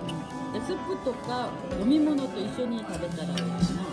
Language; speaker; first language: Japanese; non-native, fluent; Korean